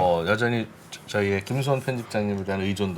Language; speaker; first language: Korean; native; Korean